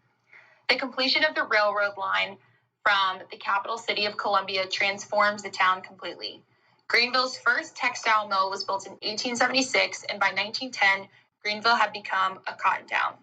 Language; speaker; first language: English; native; English